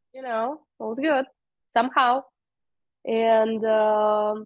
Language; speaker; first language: English; non-native, fluent; Russian